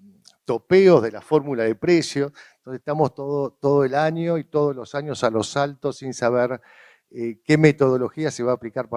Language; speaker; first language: Spanish; native; Spanish